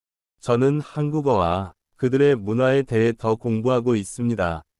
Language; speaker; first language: Korean; non-native, learner; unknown